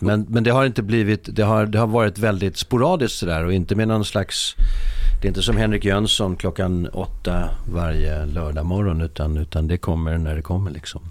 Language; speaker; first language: Swedish; native; Swedish